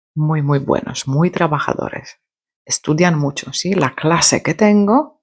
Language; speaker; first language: Spanish; non-native, fluent; Polish